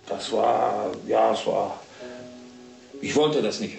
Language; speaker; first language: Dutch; early bilingual, heritage; German